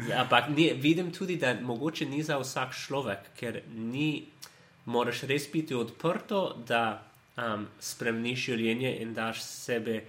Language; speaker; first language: Slovenian; non-native, learner; English